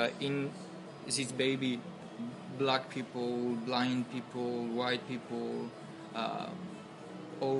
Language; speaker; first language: English; non-native, learner; French